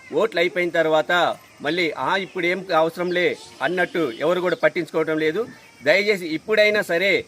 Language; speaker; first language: Telugu; non-native, local second language; Lambadi